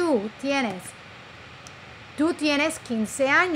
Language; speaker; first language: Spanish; non-native, fluent; English